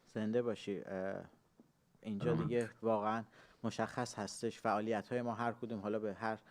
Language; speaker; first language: Persian; native; Persian